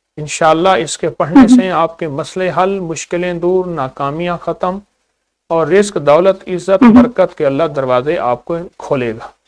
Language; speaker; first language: Urdu; native; Urdu